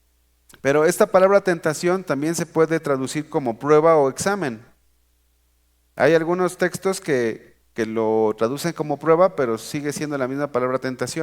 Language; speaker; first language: Spanish; native; Spanish